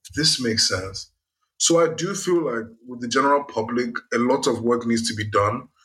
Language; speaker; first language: English; non-native, local second language; Yoruba